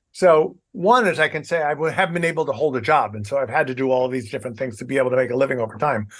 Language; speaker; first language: English; native; English